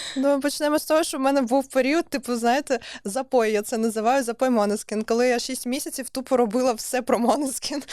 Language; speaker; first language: Ukrainian; native; Ukrainian